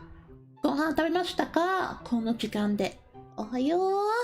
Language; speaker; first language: Japanese; non-native, learner; English